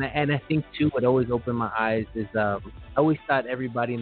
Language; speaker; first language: English; native; English